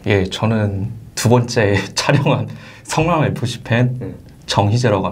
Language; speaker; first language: Korean; native; Korean